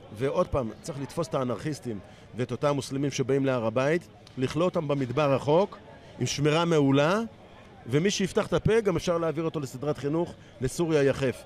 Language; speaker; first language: Hebrew; native; Hebrew